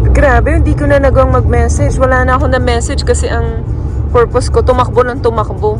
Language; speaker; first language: Filipino; non-native, local second language; Cebuano